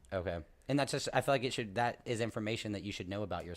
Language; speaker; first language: English; native; English